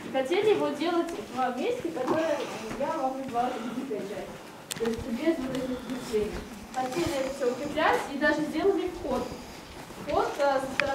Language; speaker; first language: Russian; native; Russian